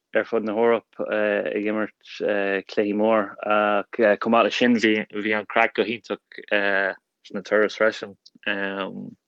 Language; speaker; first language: Irish; non-native, local second language; English